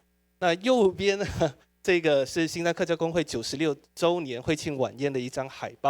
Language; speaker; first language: Chinese; native; Chinese